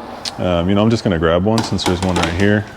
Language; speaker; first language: English; native; English